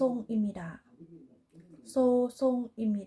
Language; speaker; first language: Korean; non-native, learner; Thai